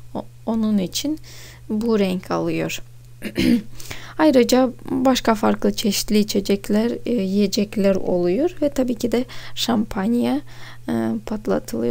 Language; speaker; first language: Turkish; non-native, fluent; Russian